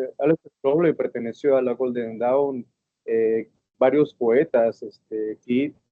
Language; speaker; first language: Spanish; native; Spanish